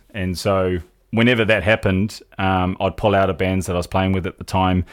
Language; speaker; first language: English; native; English